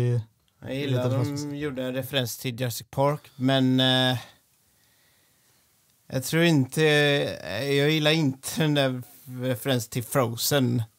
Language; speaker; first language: Swedish; native; Swedish